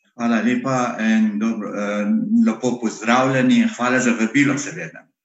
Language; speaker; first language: Slovenian; non-native, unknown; Arabic